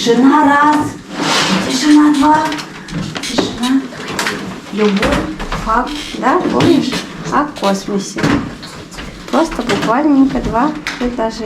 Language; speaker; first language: Russian; native; Russian